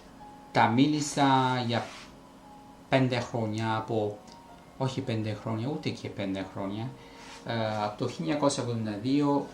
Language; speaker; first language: Greek; non-native, fluent; Italian